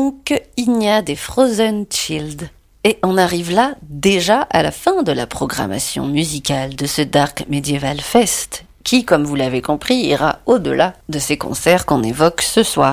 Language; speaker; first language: French; native; French